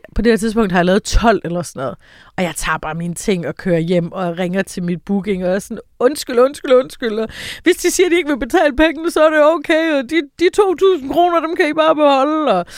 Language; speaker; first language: Danish; native; Danish